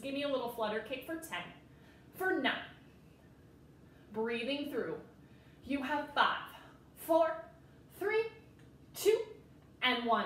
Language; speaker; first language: English; native; English